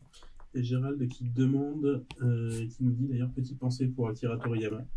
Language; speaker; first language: French; native; French